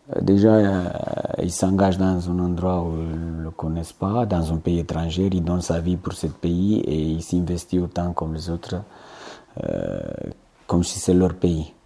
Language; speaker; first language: French; non-native, fluent; Romanian